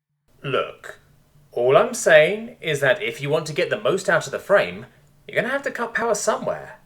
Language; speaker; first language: English; native; English